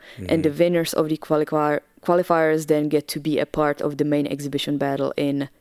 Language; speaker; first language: English; non-native, fluent; Czech